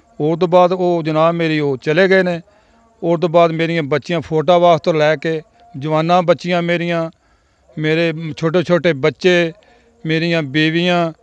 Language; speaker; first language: Punjabi; native; Punjabi